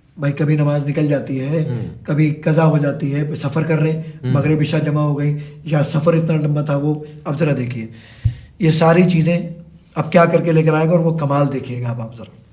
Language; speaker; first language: Urdu; native; Urdu